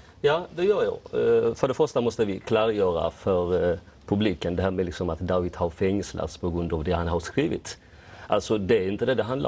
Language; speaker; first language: Swedish; early bilingual, other home language; Tigrinya